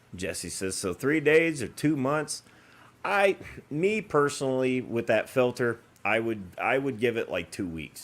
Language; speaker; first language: English; native; English